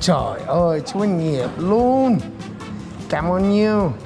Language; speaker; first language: Vietnamese; non-native, learner; English